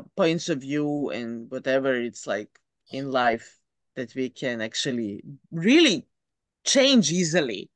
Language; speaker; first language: English; non-native, fluent; Serbian